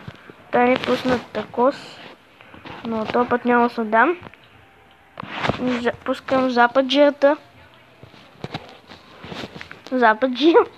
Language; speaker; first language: Bulgarian; native; Bulgarian